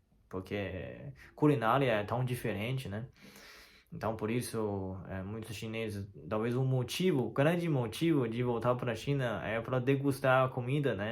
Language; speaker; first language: Portuguese; non-native, fluent; Chinese